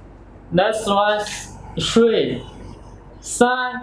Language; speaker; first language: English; non-native, learner; Chinese